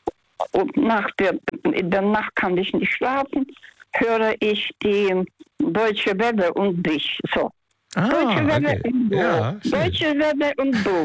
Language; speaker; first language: German; non-native, fluent; Russian